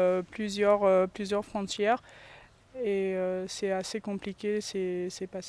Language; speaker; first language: French; non-native, fluent; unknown